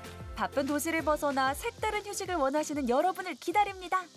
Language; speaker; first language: Korean; native; Korean